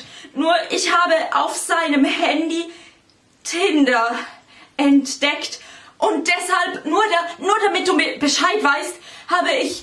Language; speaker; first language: German; non-native, learner; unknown